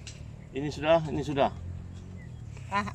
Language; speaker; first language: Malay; non-native, local second language; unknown